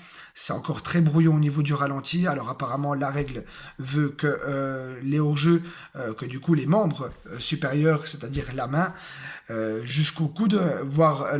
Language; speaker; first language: French; native; French